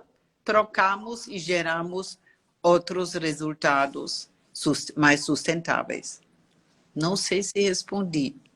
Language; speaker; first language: Portuguese; non-native, learner; German